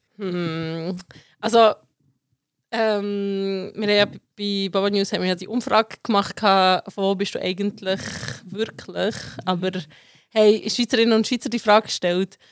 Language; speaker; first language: German; early bilingual, other home language; Albanian